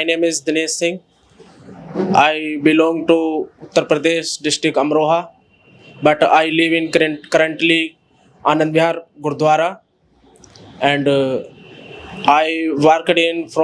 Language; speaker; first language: English; non-native, learner; Hindi